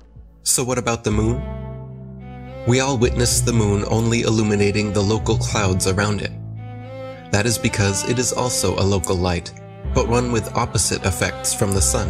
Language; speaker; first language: English; native; English